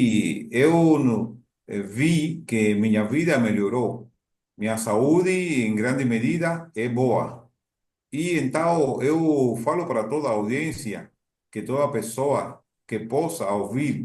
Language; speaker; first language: Portuguese; non-native, learner; Spanish